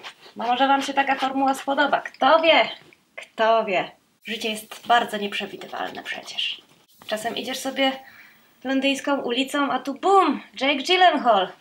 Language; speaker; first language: Polish; native; Polish